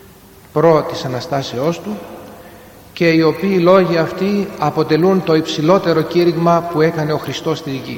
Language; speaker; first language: Greek; native; Greek